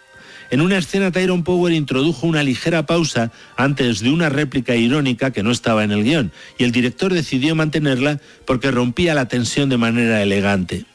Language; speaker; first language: Spanish; native; Spanish